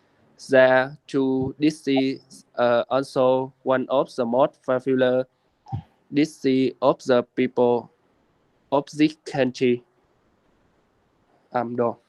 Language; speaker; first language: English; non-native, learner; Vietnamese